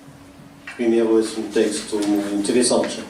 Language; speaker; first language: Spanish; non-native, fluent; French